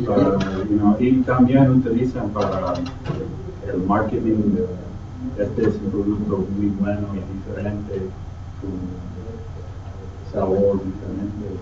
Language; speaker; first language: Spanish; non-native, learner; English